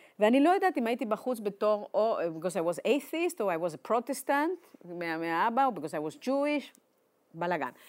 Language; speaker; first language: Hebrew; non-native, fluent; Spanish